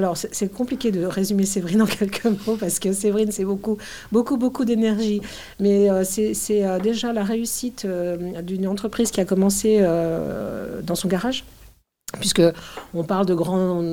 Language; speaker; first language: French; native; French